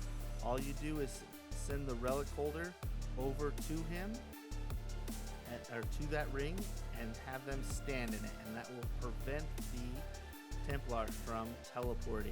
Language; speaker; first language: English; native; English